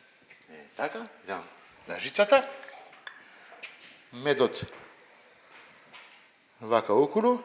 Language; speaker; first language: Macedonian; non-native, fluent; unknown